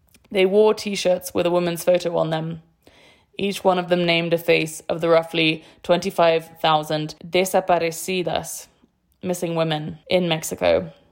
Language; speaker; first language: English; native; English